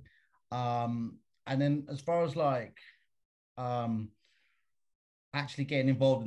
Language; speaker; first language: English; native; English